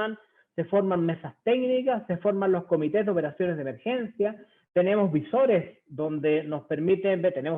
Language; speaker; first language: Spanish; native; Spanish